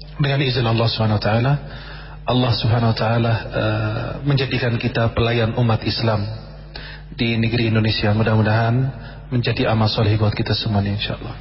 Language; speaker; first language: Indonesian; non-native, fluent; Arabic